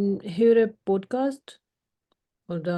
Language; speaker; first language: German; non-native, learner; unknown